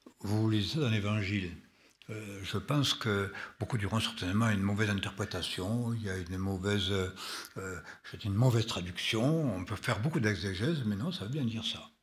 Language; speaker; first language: French; native; French